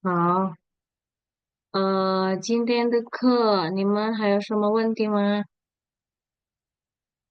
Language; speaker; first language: Chinese; non-native, fluent; Indonesian